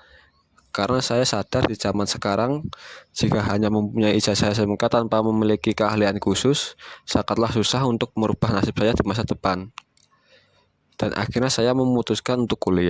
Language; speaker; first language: Indonesian; native; Indonesian